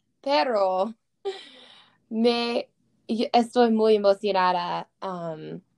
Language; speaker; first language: Spanish; non-native, learner; English